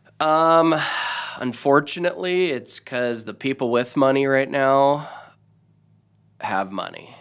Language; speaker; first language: English; native; English